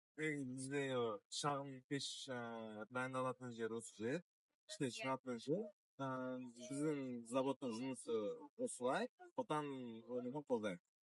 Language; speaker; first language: Kazakh; early bilingual, other home language; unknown